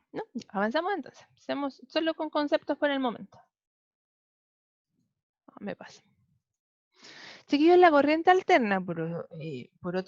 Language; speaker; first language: Spanish; native; Spanish